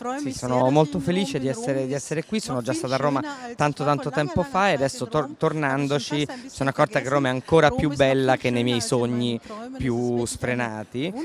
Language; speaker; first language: Italian; non-native, fluent; German